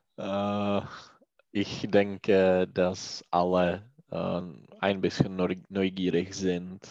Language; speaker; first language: German; non-native, learner; Czech